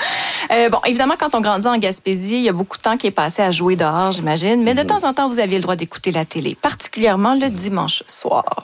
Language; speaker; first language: French; native; French